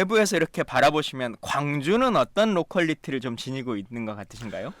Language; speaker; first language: Korean; native; Korean